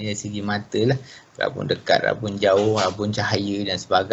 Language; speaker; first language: Malay; native; Malay